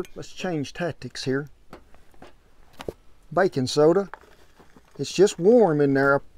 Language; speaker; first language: English; native; English